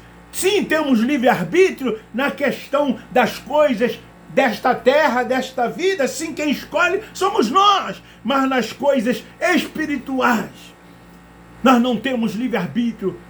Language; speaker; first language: Portuguese; native; Portuguese